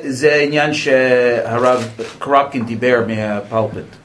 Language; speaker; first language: Hebrew; non-native, learner; English